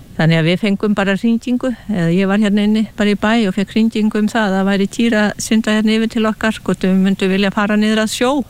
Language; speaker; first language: Icelandic; native; Icelandic